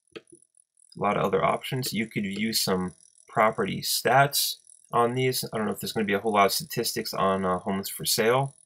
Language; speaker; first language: English; native; English